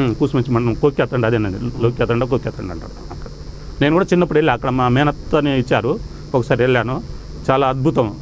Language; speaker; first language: Telugu; non-native, local second language; Lambadi